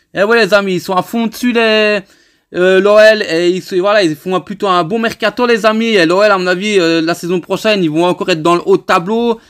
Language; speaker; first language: French; native; French